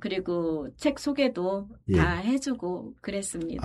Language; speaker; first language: Korean; native; Korean